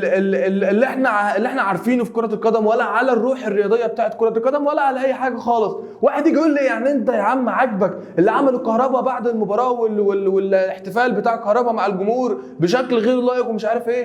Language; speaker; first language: Arabic; native; Arabic